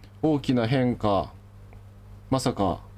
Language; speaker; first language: Japanese; native; Japanese